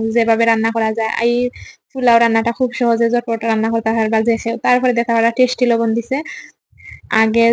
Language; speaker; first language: Bangla; non-native, local second language; Sylheti